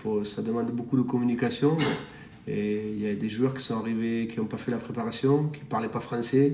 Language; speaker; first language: French; native; French